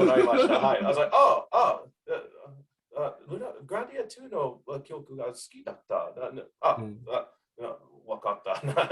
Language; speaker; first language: Japanese; non-native, learner; English